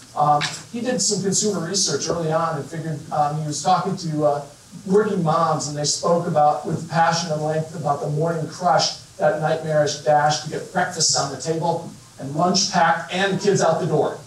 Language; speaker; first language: English; native; English